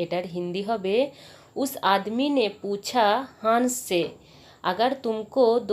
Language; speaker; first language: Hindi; non-native, local second language; Bangla